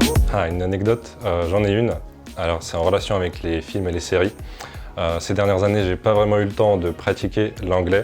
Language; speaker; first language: French; non-native, fluent; Ukrainian